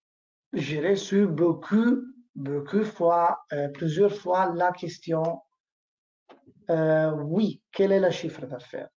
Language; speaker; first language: French; non-native, learner; Italian